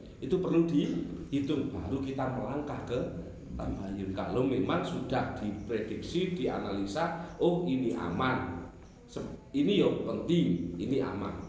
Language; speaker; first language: Indonesian; non-native, local second language; Javanese